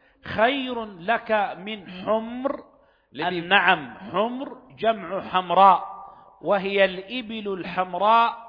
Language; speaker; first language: Arabic; native; Arabic